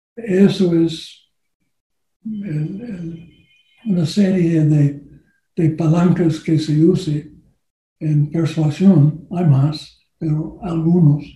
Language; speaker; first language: Spanish; non-native, learner; English